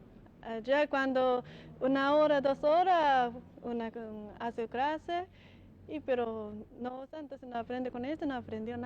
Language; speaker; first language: Spanish; non-native, learner; Japanese